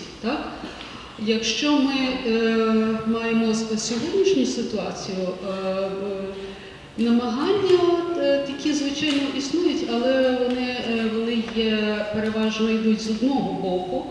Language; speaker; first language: Ukrainian; native; Ukrainian